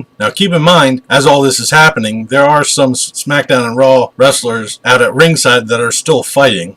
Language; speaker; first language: English; native; English